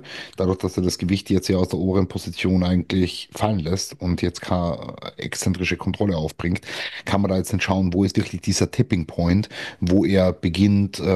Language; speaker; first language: German; native; German